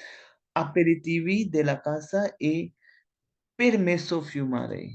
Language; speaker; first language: Italian; non-native, learner; Hindi